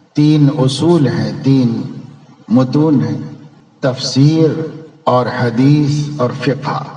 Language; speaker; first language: Urdu; native; Urdu